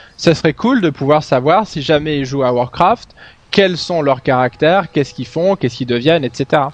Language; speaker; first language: French; non-native, fluent; Swedish